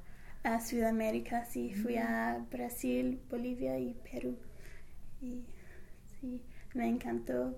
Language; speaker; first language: Spanish; non-native, fluent; English